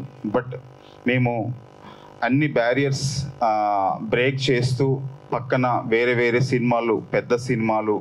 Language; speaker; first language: Telugu; native; Telugu